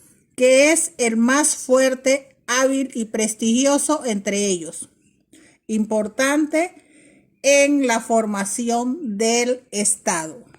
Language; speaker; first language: Spanish; native; Spanish